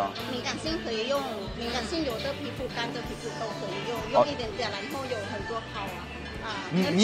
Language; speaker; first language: Chinese; non-native, fluent; Thai